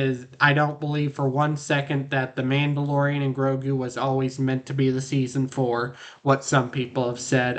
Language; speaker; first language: English; native; English